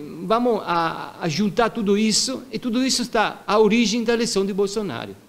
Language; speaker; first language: Portuguese; non-native, fluent; Italian